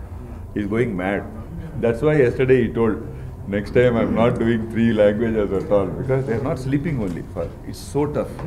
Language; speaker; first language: Telugu; non-native, learner; Tamil